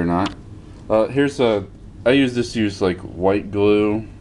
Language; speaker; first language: English; native; English